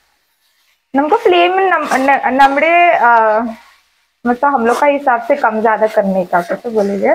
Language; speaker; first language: Malayalam; non-native, learner; Hindi